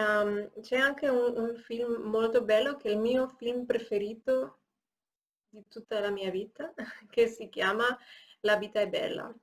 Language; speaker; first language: Italian; non-native, learner; Spanish